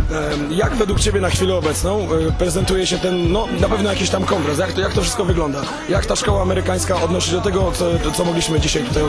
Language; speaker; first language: Polish; native; Polish